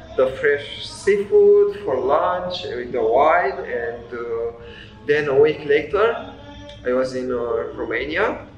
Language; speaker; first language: English; non-native, fluent; Romanian